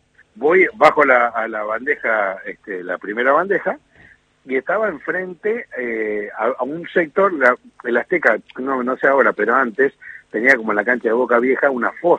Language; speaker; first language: Spanish; native; Spanish